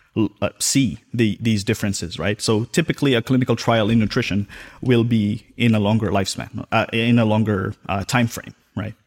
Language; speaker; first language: English; non-native, local second language; Filipino